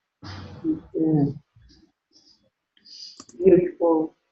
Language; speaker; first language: English; non-native, learner; Spanish